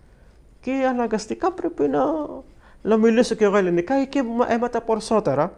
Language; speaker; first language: Greek; non-native, fluent; Arabic